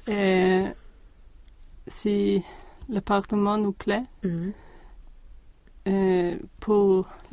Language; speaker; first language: French; non-native, learner; Swedish